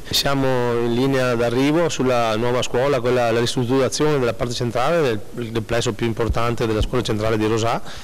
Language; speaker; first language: Italian; native; Italian